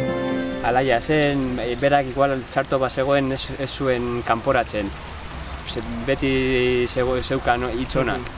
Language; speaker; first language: Basque; non-native, local second language; Spanish